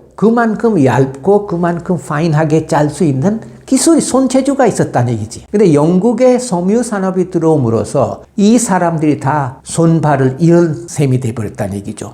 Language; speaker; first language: Korean; non-native, fluent; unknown